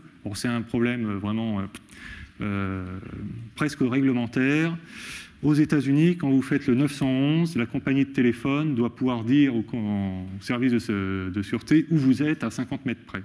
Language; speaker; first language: French; native; French